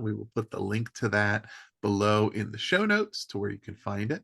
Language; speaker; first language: English; native; English